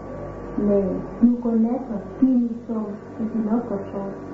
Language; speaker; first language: French; non-native, fluent; Vietnamese